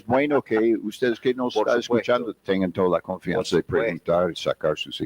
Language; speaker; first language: Spanish; non-native, fluent; English